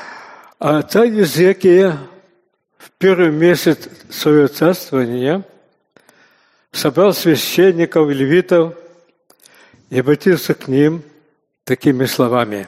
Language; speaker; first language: Russian; native; Russian